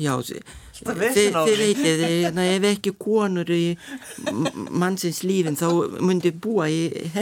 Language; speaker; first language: Icelandic; non-native, fluent; Lithuanian